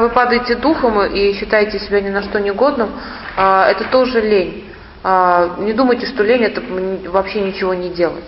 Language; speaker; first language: Russian; native; Russian